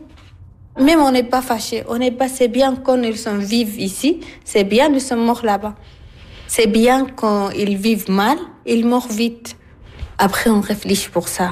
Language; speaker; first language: French; non-native, learner; Arabic